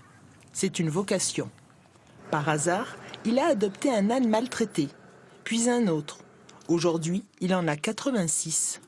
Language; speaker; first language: French; native; French